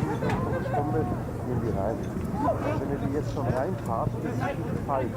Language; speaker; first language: German; native; German